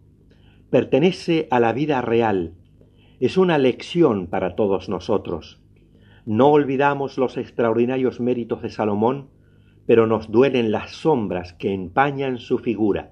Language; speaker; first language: Spanish; native; Spanish